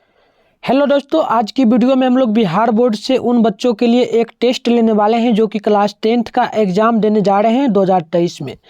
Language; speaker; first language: Hindi; native; Hindi